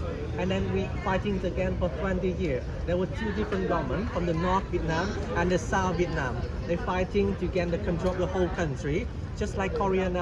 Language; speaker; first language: English; non-native, learner; Vietnamese